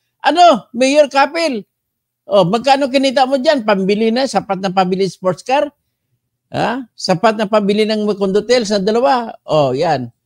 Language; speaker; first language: Filipino; native; Filipino